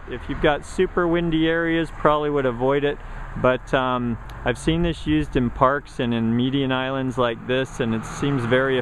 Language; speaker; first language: English; native; English